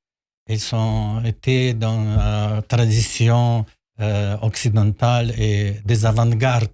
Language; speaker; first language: French; non-native, learner; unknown